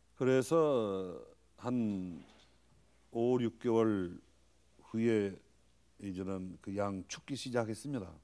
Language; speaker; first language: Korean; non-native, fluent; English